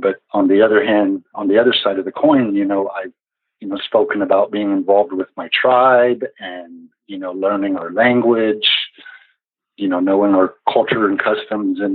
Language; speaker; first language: English; native; English